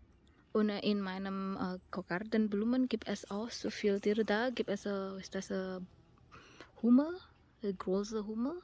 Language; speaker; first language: German; non-native, learner; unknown